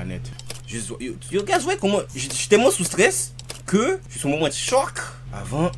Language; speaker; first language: French; native; French